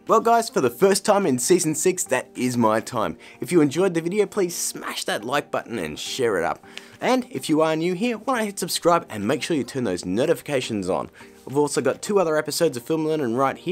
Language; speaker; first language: English; native; English